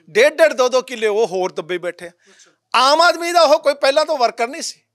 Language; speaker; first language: Punjabi; native; Punjabi